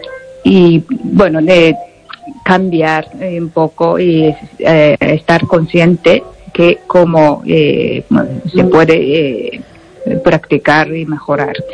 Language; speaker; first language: Spanish; non-native, learner; Japanese